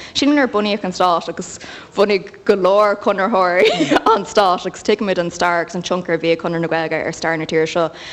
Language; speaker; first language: Irish; native; Irish